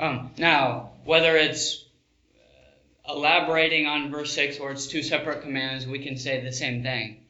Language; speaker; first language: English; native; English